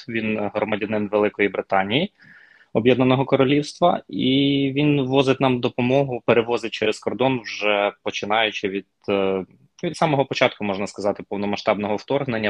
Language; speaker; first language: Ukrainian; native; Ukrainian